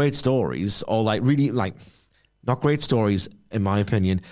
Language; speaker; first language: English; native; English